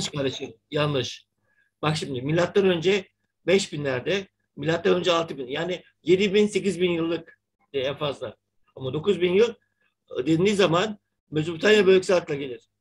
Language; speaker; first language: Turkish; native; Turkish